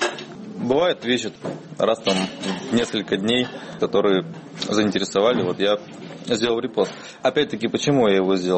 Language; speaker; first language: Russian; native; Russian